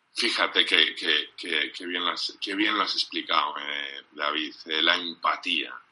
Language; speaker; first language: Spanish; non-native, fluent; English